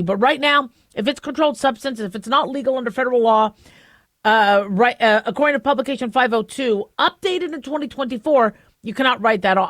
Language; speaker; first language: English; native; English